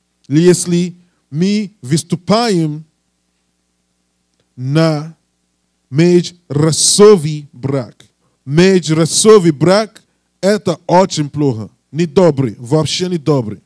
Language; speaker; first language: Russian; non-native, learner; English